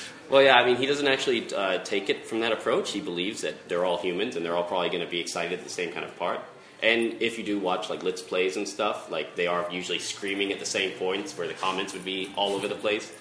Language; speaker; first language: English; native; English